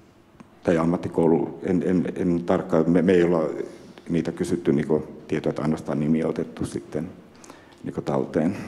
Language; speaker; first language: Finnish; native; Finnish